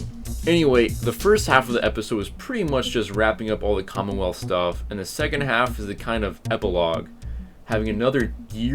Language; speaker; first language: English; native; English